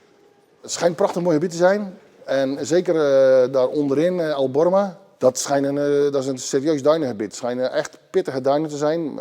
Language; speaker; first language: Dutch; native; Dutch